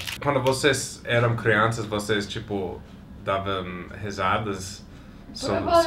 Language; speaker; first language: Portuguese; non-native, fluent; English